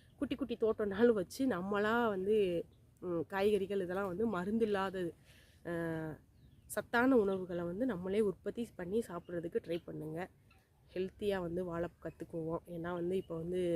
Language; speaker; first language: Tamil; native; Tamil